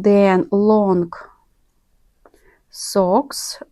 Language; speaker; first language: English; non-native, learner; Russian